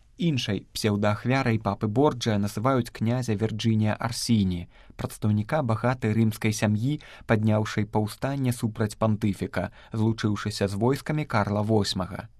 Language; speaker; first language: Belarusian; native; Belarusian